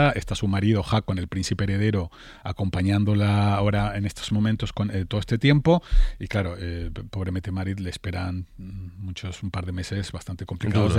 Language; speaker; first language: Spanish; native; Spanish